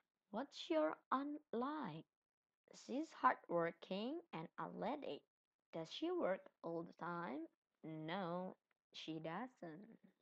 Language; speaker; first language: English; non-native, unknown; Indonesian